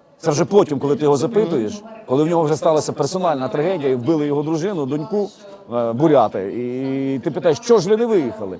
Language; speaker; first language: Ukrainian; native; Ukrainian